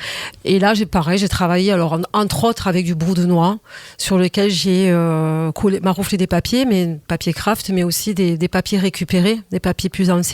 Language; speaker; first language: French; native; French